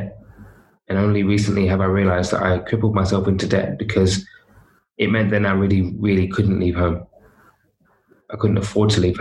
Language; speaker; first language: English; native; English